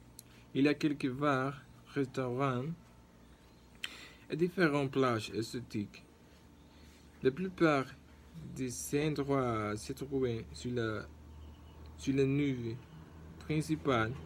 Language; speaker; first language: French; non-native, learner; Spanish